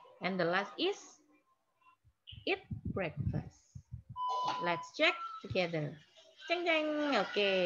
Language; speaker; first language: English; non-native, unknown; Indonesian